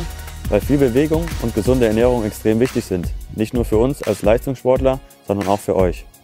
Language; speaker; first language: German; native; German